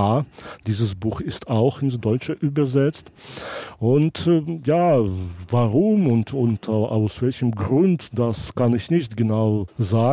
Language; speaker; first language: German; non-native, local second language; Belarusian